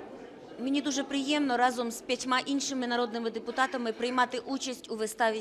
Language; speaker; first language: Ukrainian; native; Ukrainian